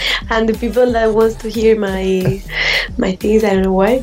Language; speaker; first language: English; non-native, fluent; Spanish